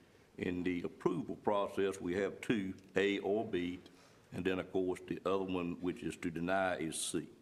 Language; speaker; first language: English; native; English